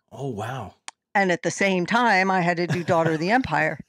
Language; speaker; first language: English; native; English